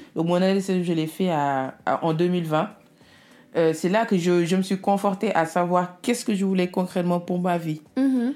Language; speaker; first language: French; non-native, local second language; Wolof